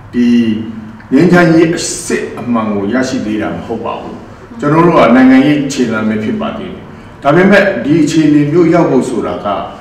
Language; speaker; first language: Burmese; non-native, local second language; Hakha Chin